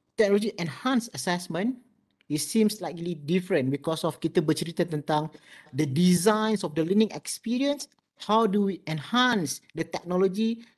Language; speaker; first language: English; non-native, local second language; Malay